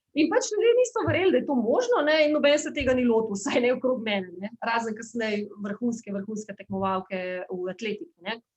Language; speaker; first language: Slovenian; native; Slovenian